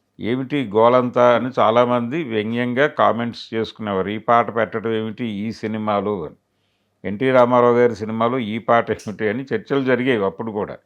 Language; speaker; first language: Telugu; native; Telugu